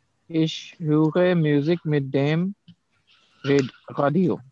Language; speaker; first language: German; non-native, learner; Urdu